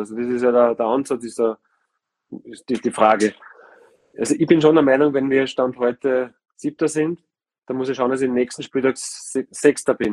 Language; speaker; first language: German; native; German